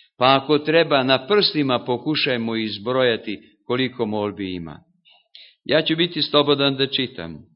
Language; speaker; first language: Serbian; non-native, local second language; Hungarian